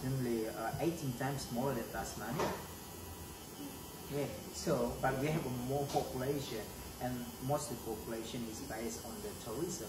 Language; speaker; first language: English; non-native, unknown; Balinese